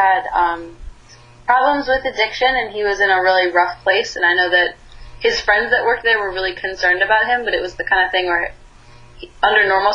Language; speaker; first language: English; native; English